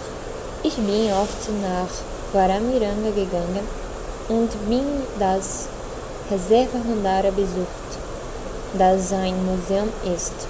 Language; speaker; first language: German; non-native, learner; Portuguese